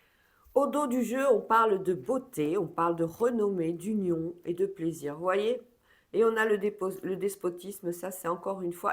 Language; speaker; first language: French; native; French